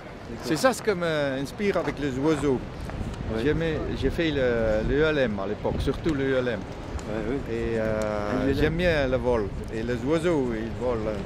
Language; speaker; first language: French; non-native, learner; Dutch